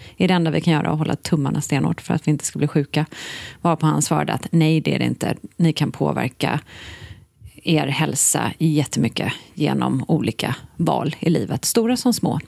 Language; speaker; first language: Swedish; native; Swedish